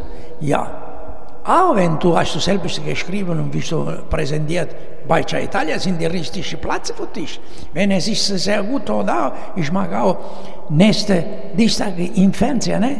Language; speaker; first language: German; non-native, learner; Italian